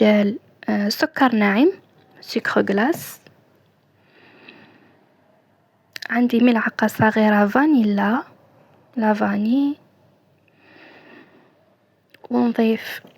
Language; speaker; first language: Arabic; native; Arabic